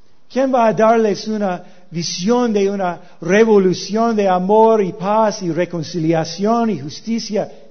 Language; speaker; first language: Spanish; non-native, learner; English